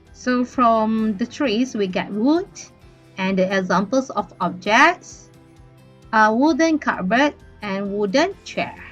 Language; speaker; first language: English; non-native, local second language; Malay